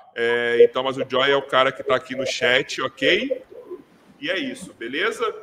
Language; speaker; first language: Portuguese; native; Portuguese